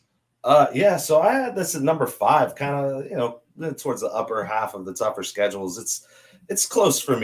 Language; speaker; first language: English; native; English